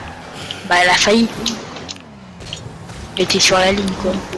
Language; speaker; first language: French; native; French